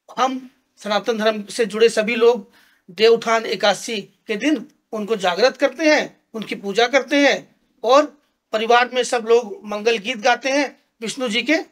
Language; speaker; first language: Hindi; native; Hindi